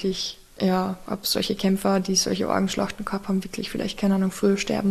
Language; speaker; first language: German; native; German